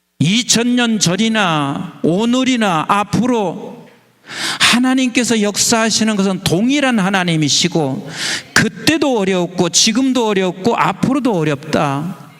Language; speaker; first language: Korean; native; Korean